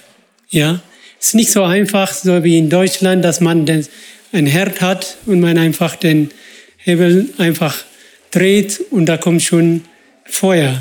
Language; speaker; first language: German; non-native, fluent; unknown